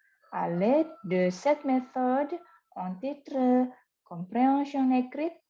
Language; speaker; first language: French; non-native, fluent; Indonesian